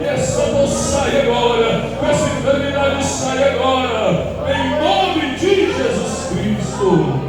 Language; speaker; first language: Portuguese; native; Portuguese